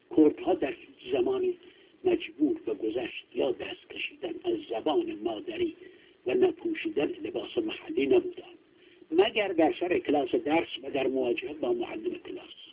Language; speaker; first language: Persian; non-native, local second language; Kurdish